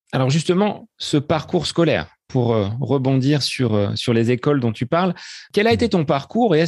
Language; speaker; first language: French; native; French